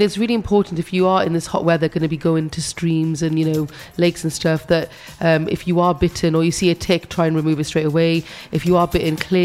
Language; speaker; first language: English; native; English